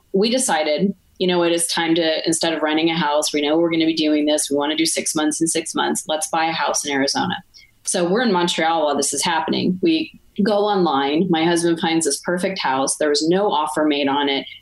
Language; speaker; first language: English; native; English